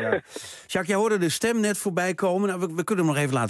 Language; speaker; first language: Dutch; native; Dutch